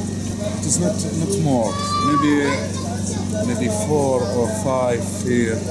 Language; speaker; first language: English; non-native, learner; Arabic